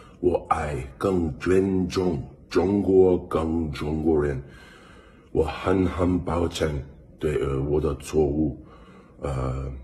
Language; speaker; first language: Chinese; non-native, learner; English